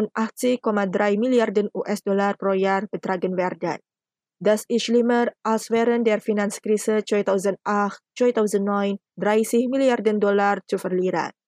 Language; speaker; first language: German; non-native, fluent; Indonesian